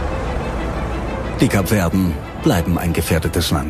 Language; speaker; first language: German; native; German